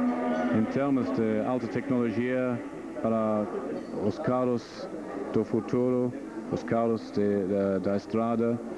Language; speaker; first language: Portuguese; non-native, learner; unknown